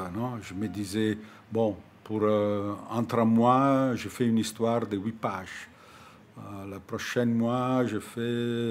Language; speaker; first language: French; non-native, fluent; Italian